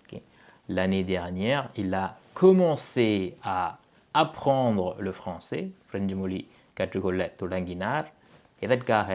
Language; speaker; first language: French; non-native, fluent; Tamil